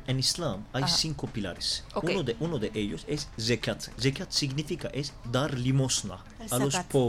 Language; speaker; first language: Spanish; non-native, learner; Turkish